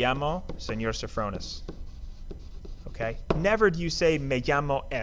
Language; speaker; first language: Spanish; non-native, fluent; English